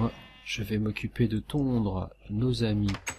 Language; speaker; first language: French; native; French